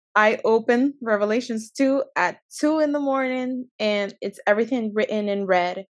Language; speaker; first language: English; early bilingual, other home language; Spanish